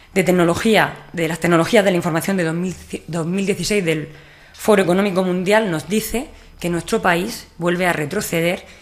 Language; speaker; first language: Spanish; native; Spanish